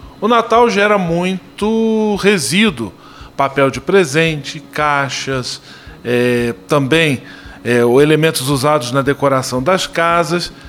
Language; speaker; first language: Portuguese; native; Portuguese